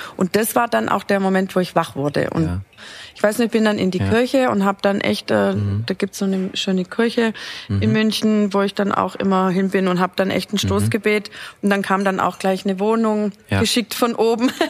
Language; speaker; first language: German; native; German